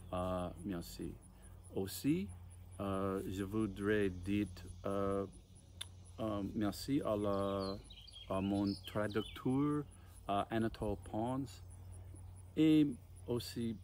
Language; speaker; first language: French; non-native, learner; English